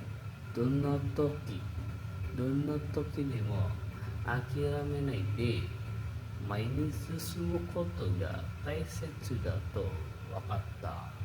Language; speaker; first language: Japanese; non-native, learner; Indonesian